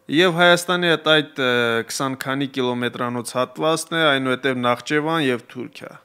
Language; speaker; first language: Armenian; native; Armenian